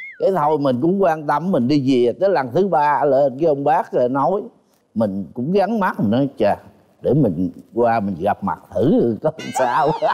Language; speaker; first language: Vietnamese; native; Vietnamese